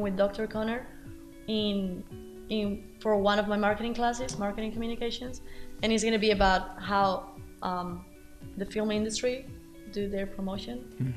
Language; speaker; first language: English; non-native, fluent; Spanish